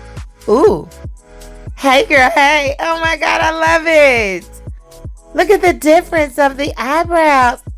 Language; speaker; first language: English; native; English